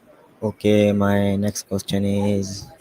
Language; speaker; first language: English; non-native, learner; Hindi